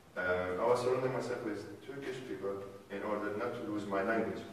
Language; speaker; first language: English; non-native, fluent; Arabic